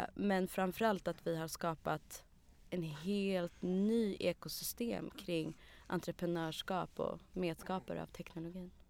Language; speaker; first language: Swedish; early bilingual, other home language; Arabic